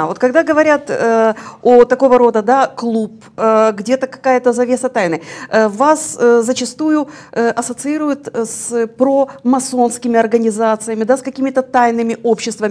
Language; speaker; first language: Russian; native; Russian